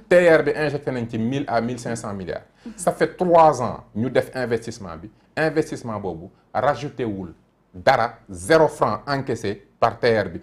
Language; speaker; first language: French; non-native, local second language; Wolof